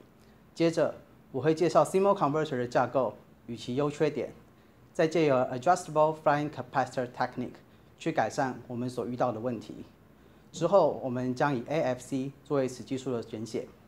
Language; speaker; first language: Chinese; native; Chinese